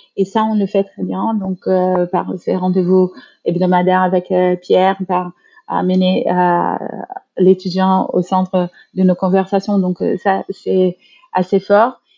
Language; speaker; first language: French; non-native, fluent; Portuguese